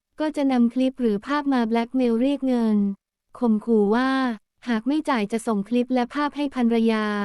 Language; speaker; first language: Thai; native; Thai